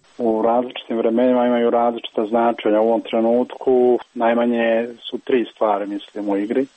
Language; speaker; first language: Croatian; native; Croatian